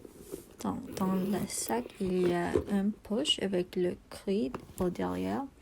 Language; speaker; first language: French; non-native, learner; English